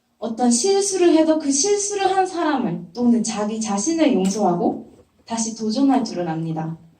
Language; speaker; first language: Korean; non-native, fluent; Japanese